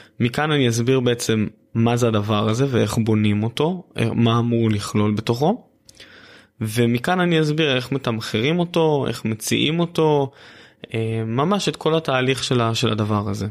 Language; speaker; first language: Hebrew; native; Hebrew